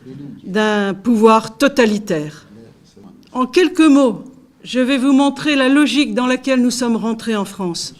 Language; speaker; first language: French; native; French